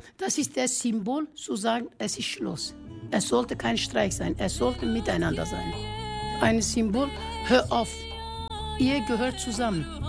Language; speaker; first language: German; non-native, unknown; Kurdish